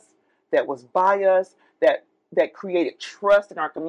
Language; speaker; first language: English; native; English